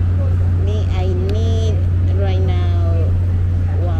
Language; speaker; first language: English; non-native, learner; Spanish